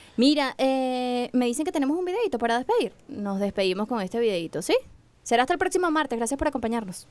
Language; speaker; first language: Spanish; native; Spanish